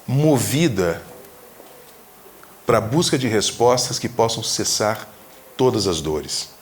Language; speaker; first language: Portuguese; native; Portuguese